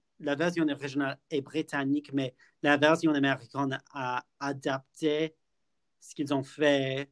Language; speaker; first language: French; non-native, fluent; English